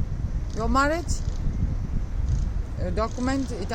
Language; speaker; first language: English; non-native, learner; Italian